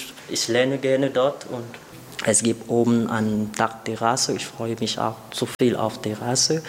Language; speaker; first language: German; non-native, learner; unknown